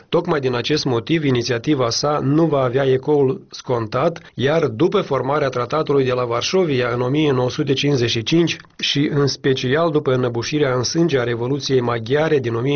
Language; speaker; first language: Romanian; native; Romanian